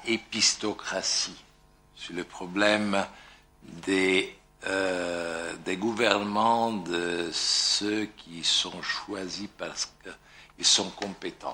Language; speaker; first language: French; non-native, fluent; Italian